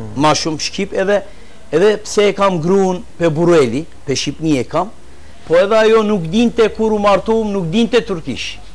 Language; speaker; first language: Albanian; early bilingual, heritage; Albanian